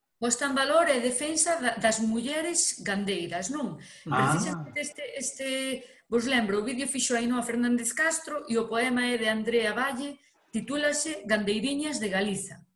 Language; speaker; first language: Galician; native; Galician